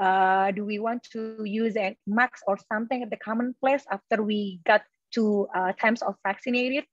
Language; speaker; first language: English; non-native, fluent; Indonesian